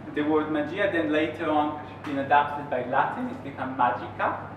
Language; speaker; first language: English; non-native, fluent; Hebrew